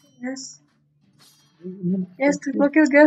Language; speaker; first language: English; non-native, learner; Indonesian